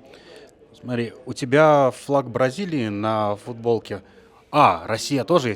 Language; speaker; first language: Russian; native; Russian